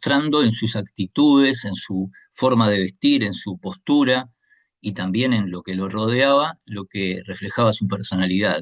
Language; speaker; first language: Spanish; native; Spanish